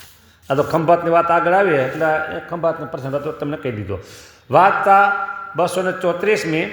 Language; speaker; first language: Gujarati; native; Gujarati